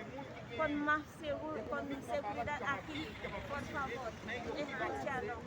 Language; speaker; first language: Spanish; non-native, learner; Haitian Creole